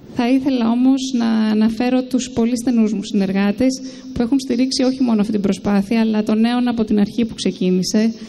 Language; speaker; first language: Greek; native; Greek